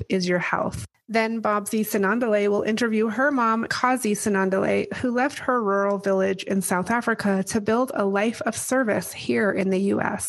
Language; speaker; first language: English; native; English